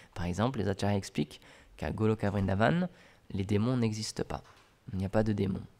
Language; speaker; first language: French; native; French